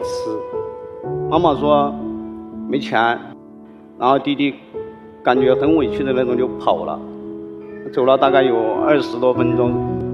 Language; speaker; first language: Chinese; native; Chinese